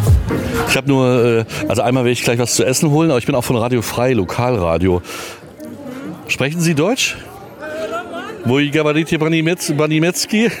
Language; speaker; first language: German; native; German